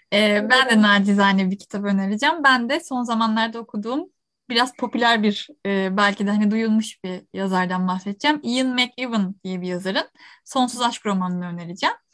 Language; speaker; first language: Turkish; native; Turkish